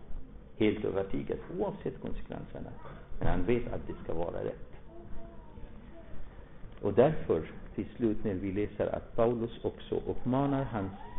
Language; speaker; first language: Swedish; non-native, fluent; Arabic